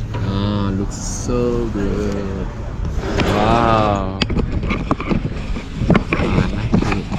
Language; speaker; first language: English; non-native, learner; Korean